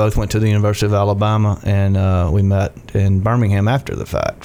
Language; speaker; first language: English; native; English